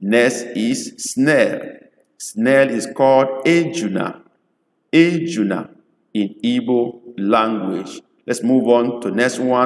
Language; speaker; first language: English; non-native, local second language; Igbo